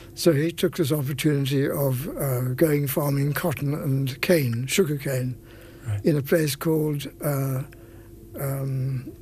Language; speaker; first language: English; native; English